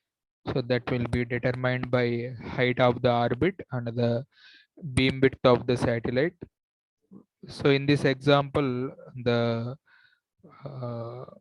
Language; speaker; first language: English; non-native, local second language; Telugu